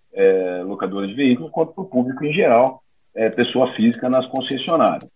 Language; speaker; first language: Portuguese; native; Portuguese